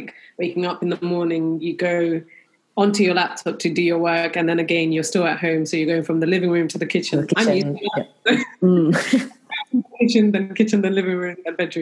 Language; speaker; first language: English; native; English